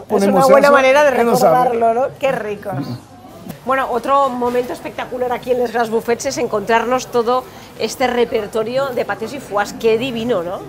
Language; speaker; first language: Spanish; native; Spanish